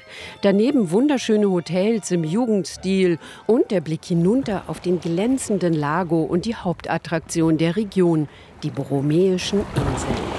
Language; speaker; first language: German; native; German